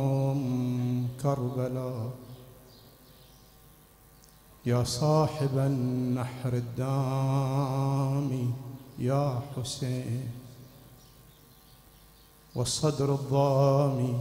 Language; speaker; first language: Arabic; native; Arabic